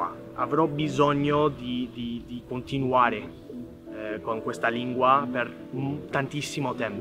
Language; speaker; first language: Italian; non-native, fluent; English